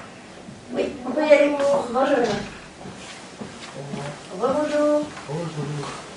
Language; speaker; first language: French; native; French